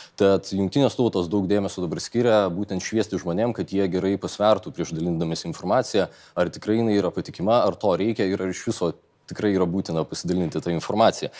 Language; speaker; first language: Lithuanian; native; Lithuanian